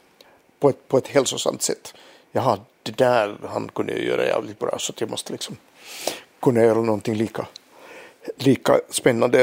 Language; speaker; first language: Swedish; non-native, local second language; Finnish